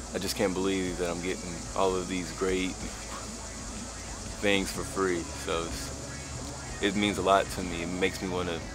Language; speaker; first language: English; native; English